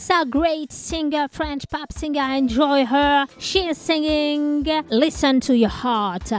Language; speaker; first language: English; non-native, fluent; French